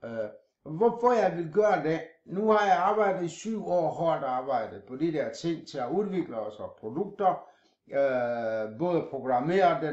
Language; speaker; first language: Danish; non-native, fluent; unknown